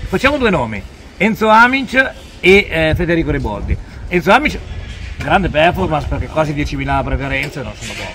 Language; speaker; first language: Italian; native; Italian